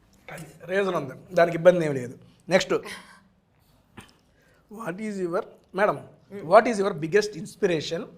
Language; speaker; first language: Telugu; native; Telugu